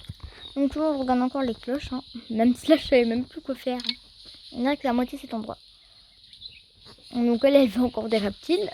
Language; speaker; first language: French; native; French